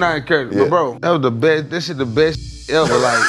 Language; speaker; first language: English; native; English